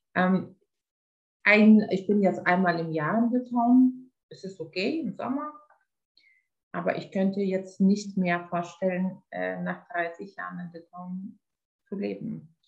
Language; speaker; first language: German; non-native, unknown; Lithuanian